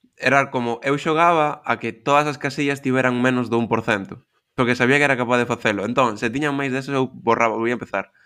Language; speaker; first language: Galician; non-native, local second language; Spanish